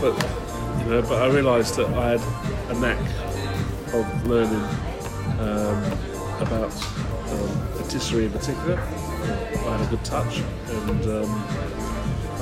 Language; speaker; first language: English; native; English